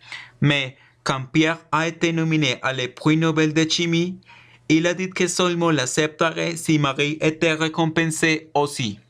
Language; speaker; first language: French; non-native, learner; Spanish